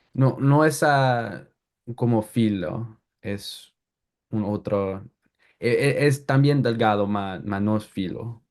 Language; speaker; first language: Spanish; non-native, learner; English